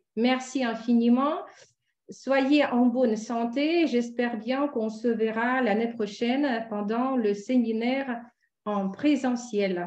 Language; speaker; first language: French; non-native, fluent; Russian